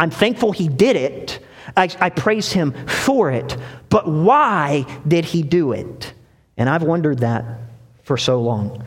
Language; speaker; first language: English; native; English